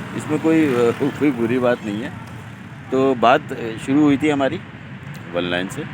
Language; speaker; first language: Urdu; non-native, local second language; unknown